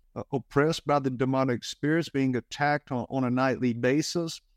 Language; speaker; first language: English; native; English